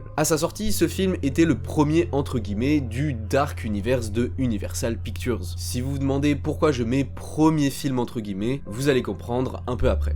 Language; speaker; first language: French; native; French